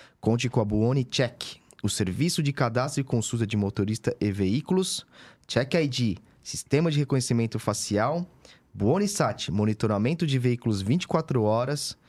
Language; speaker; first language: Portuguese; native; Portuguese